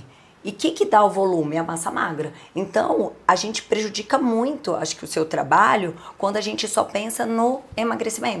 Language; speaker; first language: Portuguese; native; Portuguese